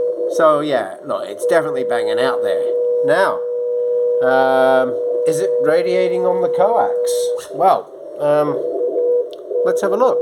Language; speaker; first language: English; native; English